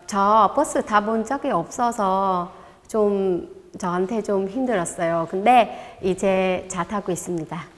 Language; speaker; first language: Korean; non-native, learner; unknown